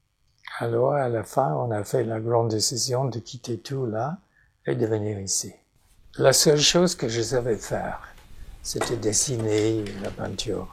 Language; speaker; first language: French; non-native, fluent; English